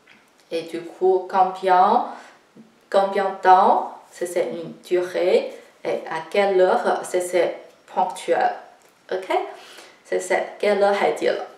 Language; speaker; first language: French; non-native, fluent; Chinese